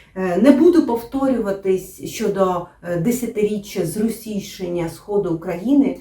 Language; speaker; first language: Ukrainian; non-native, local second language; Russian